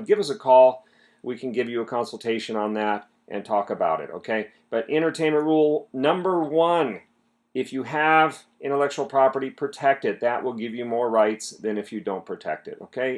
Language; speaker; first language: English; native; English